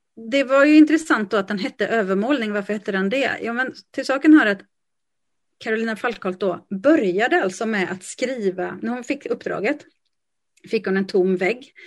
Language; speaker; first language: Swedish; native; Swedish